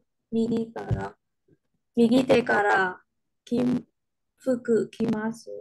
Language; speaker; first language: Japanese; non-native, learner; Vietnamese